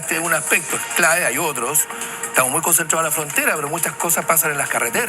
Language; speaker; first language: Spanish; native; Spanish